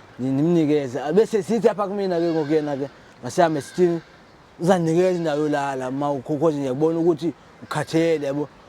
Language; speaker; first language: Zulu; non-native, local second language; Xhosa